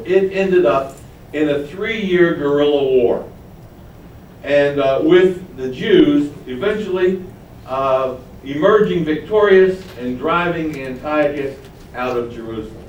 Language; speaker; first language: English; native; English